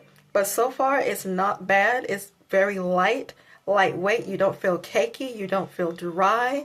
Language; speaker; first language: English; native; English